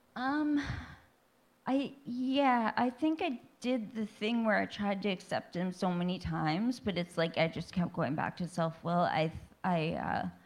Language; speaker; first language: English; native; English